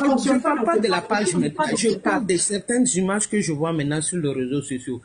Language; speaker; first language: French; non-native, local second language; Bambara